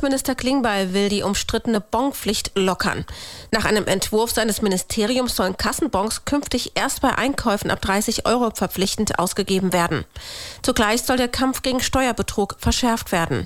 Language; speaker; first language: German; native; German